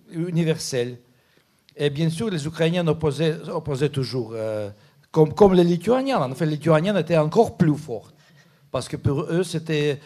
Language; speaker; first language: French; non-native, fluent; Ukrainian